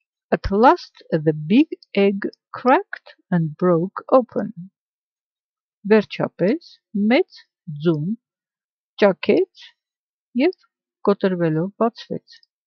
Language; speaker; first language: English; non-native, fluent; Armenian